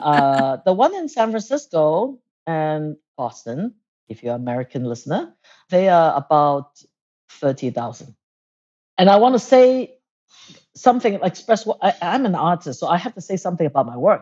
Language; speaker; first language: English; non-native, local second language; Cantonese